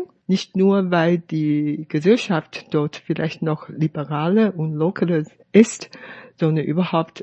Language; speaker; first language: German; non-native, fluent; Chinese